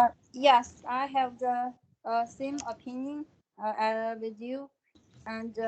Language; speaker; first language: English; non-native, fluent; Chinese